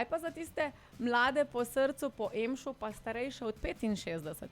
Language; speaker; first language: Slovenian; native; Slovenian